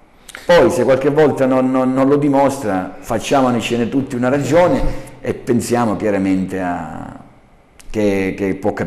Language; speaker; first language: Italian; native; Italian